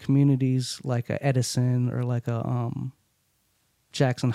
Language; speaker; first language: English; early bilingual, other home language; Urdu